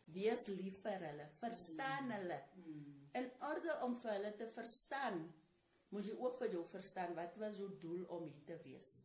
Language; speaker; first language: Afrikaans; non-native, local second language; Tswana